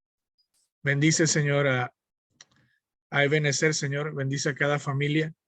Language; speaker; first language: Spanish; native; Spanish